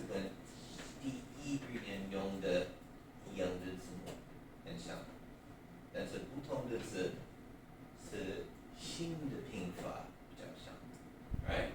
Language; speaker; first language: Chinese; non-native, fluent; English